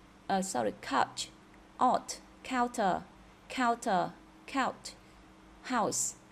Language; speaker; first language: English; non-native, fluent; Vietnamese